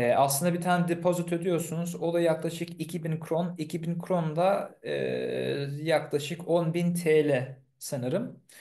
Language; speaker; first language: Turkish; early bilingual, heritage; Turkish